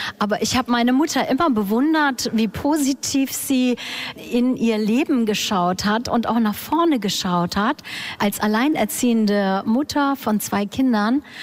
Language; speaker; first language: German; early bilingual, other home language; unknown